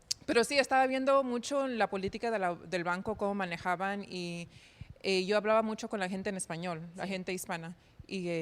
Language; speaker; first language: Spanish; early bilingual, heritage; Spanish